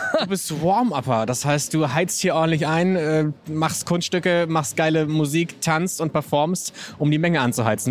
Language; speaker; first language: German; native; German